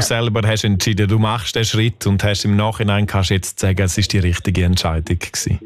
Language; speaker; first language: German; native; German